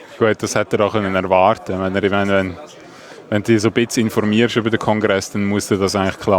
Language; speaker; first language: German; native; German